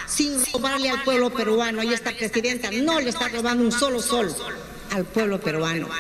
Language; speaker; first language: Spanish; native; Spanish